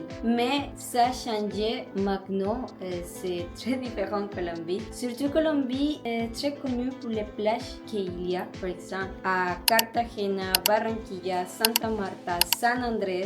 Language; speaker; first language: French; non-native, learner; Spanish